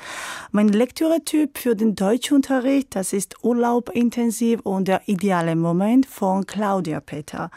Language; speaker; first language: German; non-native, fluent; Georgian